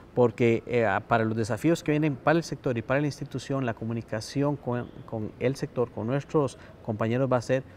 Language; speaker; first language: Spanish; native; Spanish